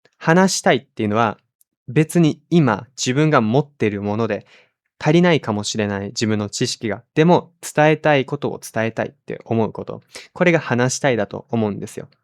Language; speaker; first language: Japanese; native; Japanese